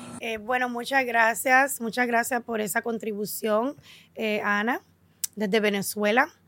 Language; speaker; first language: Spanish; early bilingual, heritage; Spanish